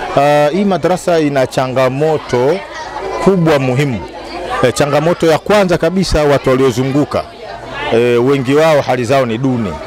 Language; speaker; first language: Swahili; native; Swahili